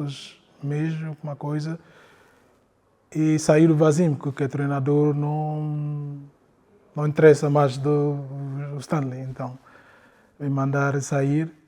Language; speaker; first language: Portuguese; non-native, learner; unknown